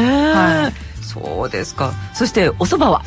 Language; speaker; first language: Japanese; native; Japanese